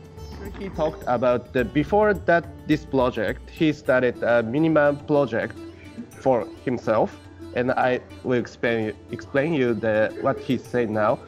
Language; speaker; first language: English; non-native, fluent; Japanese